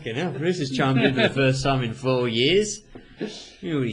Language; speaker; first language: English; native; English